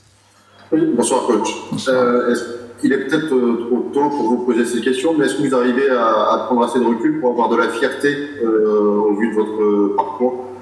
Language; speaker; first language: French; native; French